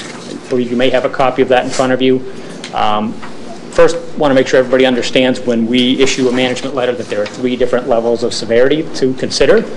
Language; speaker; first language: English; native; English